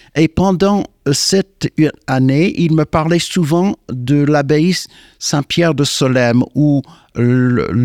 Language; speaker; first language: French; non-native, fluent; English